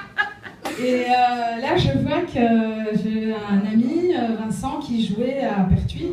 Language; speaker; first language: French; native; French